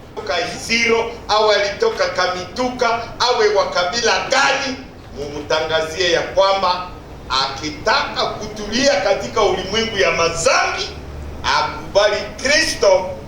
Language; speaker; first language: Swahili; non-native, local second language; Nande